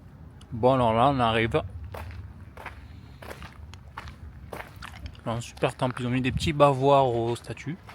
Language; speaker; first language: French; native; French